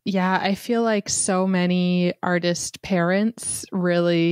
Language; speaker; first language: English; native; English